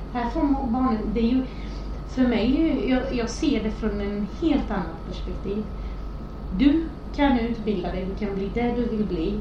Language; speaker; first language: Swedish; non-native, fluent; Romanian